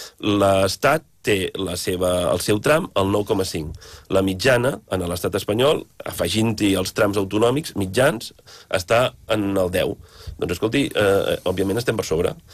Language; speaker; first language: Catalan; native; Catalan